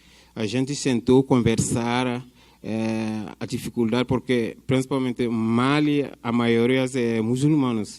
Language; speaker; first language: Portuguese; non-native, fluent; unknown